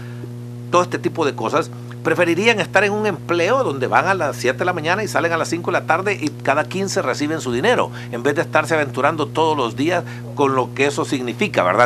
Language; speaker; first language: Spanish; native; Spanish